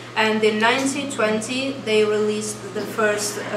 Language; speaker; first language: English; non-native, fluent; Italian